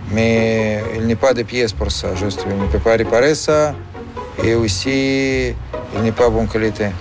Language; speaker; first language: French; non-native, fluent; Russian